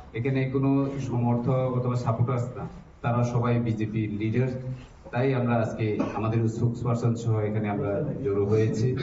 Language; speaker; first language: Bangla; non-native, local second language; Kok Borok